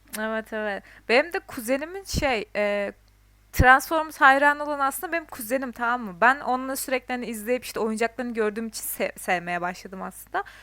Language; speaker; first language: Turkish; native; Turkish